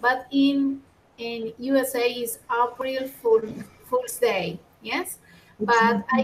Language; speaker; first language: English; non-native, learner; Spanish